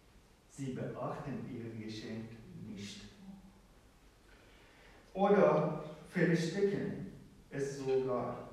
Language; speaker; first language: German; non-native, fluent; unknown